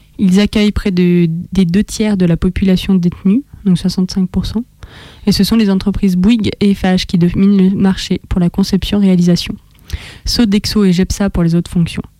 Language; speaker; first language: French; native; French